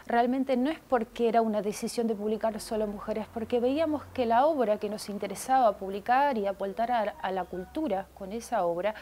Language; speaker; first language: Spanish; early bilingual, other home language; Russian